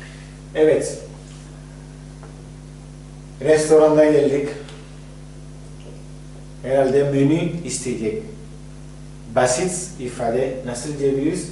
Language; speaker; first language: Turkish; non-native, fluent; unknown